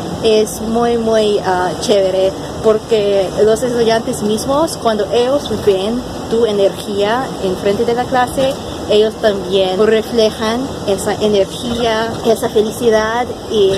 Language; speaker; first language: Spanish; non-native, fluent; English